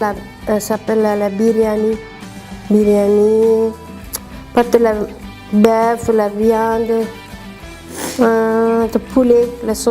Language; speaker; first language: French; non-native, learner; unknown